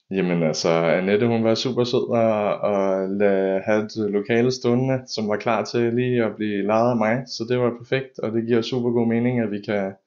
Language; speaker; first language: Danish; native; Danish